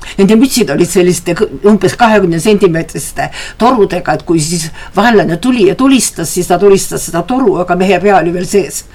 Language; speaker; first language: Estonian; native; Estonian